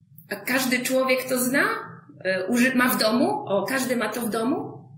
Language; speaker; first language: Polish; native; Polish